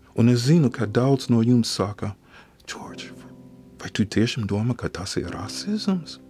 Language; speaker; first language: Latvian; non-native, fluent; English